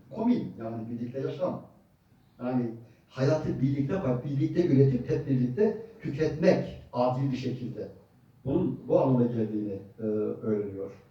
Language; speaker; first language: Turkish; native; Turkish